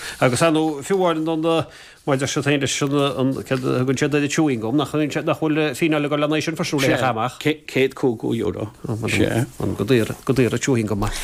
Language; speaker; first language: Irish; native; Irish